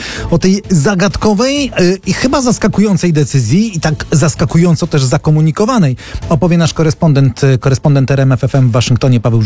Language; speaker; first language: Polish; native; Polish